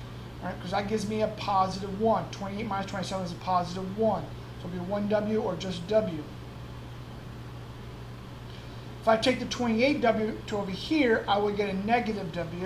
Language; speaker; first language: English; native; English